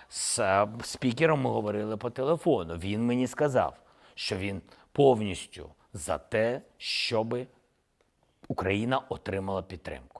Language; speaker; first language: Ukrainian; non-native, local second language; Russian